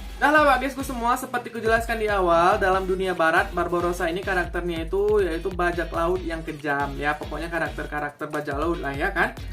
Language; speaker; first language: Indonesian; non-native, local second language; Achinese